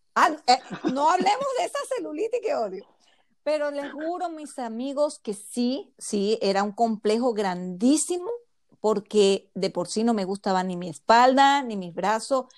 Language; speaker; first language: Spanish; native; Spanish